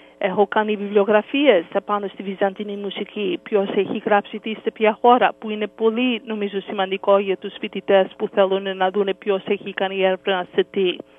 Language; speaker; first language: Greek; early bilingual, heritage; English